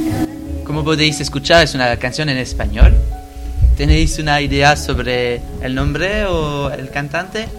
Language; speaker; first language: Spanish; non-native, learner; French